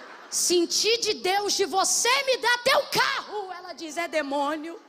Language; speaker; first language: Portuguese; native; Portuguese